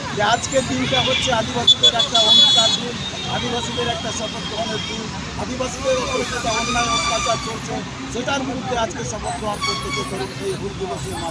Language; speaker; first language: Bangla; non-native, local second language; Santali